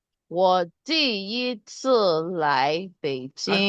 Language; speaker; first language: Chinese; non-native, learner; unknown